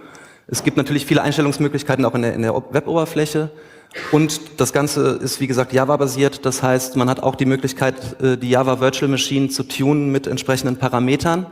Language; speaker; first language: German; native; German